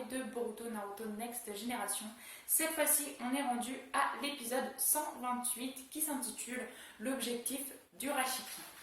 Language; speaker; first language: French; native; French